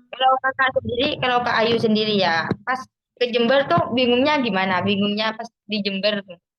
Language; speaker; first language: Indonesian; non-native, local second language; Madurese